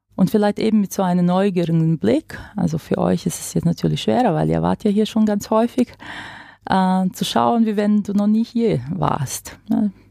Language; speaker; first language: German; non-native, fluent; Croatian